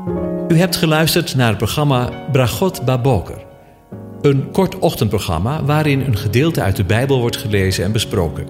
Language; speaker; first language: Dutch; native; Dutch